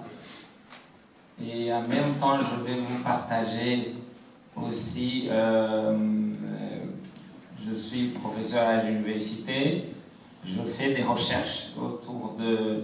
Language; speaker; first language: French; non-native, local second language; Kinyarwanda